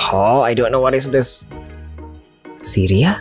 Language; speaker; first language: English; non-native, learner; Indonesian